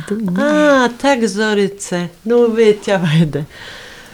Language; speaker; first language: Swedish; non-native, fluent; Bosnian